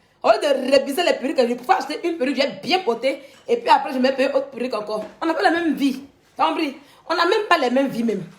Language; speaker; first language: French; native; French